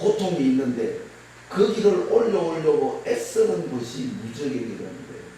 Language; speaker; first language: Korean; native; Korean